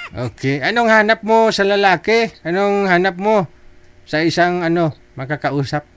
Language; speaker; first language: Filipino; native; Filipino